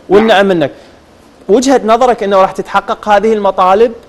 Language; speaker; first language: Arabic; native; Arabic